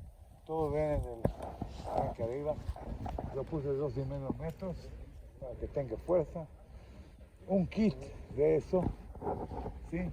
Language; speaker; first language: Spanish; non-native, fluent; Hebrew